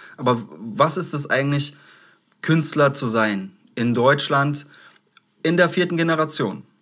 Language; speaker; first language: German; native; German